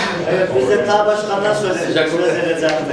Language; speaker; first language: Turkish; native; Turkish